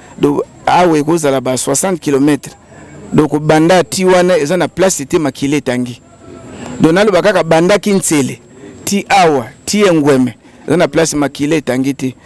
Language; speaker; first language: Lingala; non-native, local second language; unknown